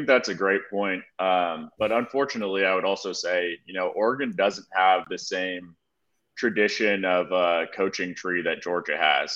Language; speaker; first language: English; native; English